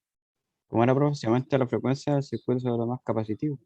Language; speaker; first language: Spanish; native; Spanish